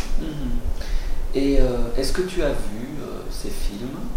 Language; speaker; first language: French; non-native, fluent; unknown